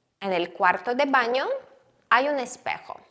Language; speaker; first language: Spanish; non-native, fluent; Ukrainian